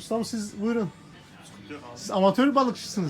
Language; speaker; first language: Turkish; native; Turkish